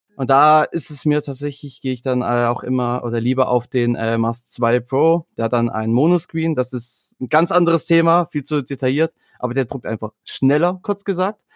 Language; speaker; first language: German; native; German